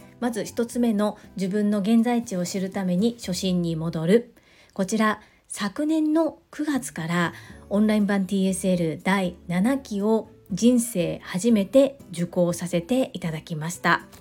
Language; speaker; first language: Japanese; native; Japanese